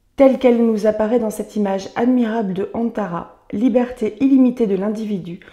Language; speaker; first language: French; native; French